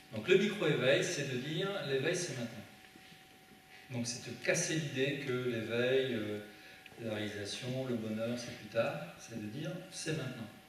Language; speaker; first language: French; native; French